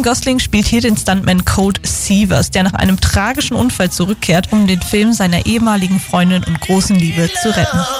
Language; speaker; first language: German; native; German